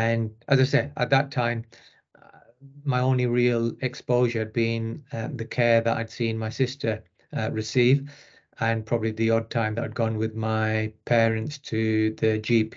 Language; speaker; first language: English; native; English